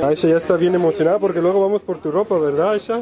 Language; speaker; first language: Spanish; native; Spanish